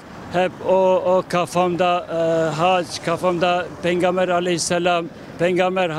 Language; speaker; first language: Turkish; non-native, fluent; Albanian